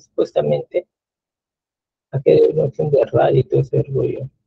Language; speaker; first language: Spanish; native; Spanish